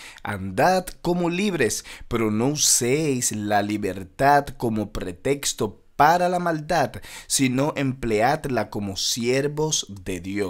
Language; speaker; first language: Spanish; native; Spanish